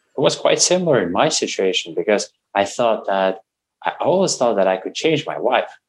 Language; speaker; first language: English; non-native, fluent; Russian